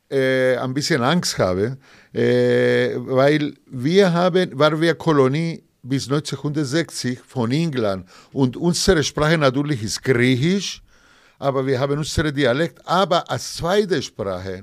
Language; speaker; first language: German; non-native, fluent; Greek